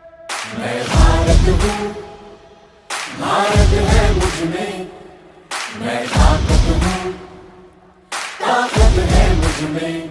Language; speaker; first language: Hindi; non-native, local second language; Telugu